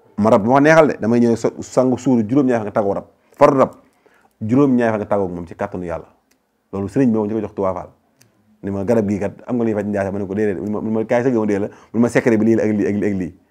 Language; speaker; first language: Wolof; native; Wolof